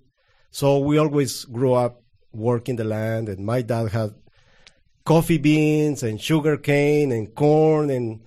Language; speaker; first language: English; non-native, fluent; Spanish